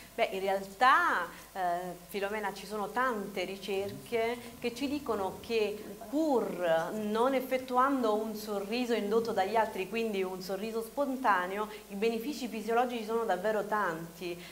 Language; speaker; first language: Italian; native; Italian